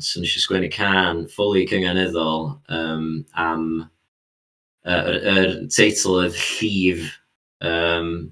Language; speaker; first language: Welsh; native; Welsh